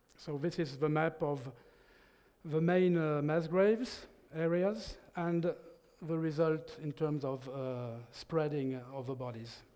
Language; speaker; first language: English; non-native, fluent; French